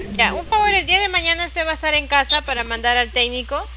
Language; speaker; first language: Spanish; native; Spanish